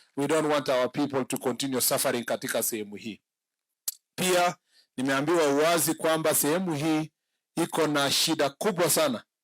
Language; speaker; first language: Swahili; non-native, local second language; Kalenjin